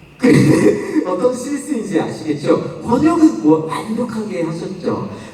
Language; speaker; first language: Korean; non-native, fluent; English